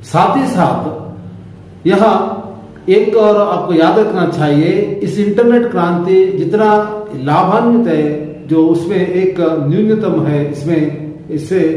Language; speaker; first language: Hindi; non-native, local second language; Kannada